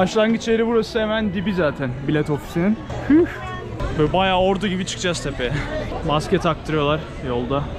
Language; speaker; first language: Turkish; native; Turkish